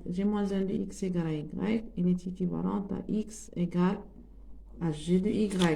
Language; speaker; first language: French; non-native, local second language; Arabic